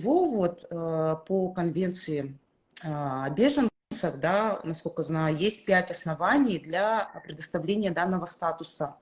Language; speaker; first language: Russian; native; Russian